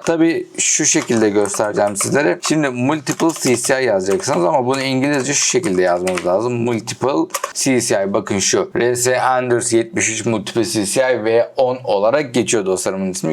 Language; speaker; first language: Turkish; native; Turkish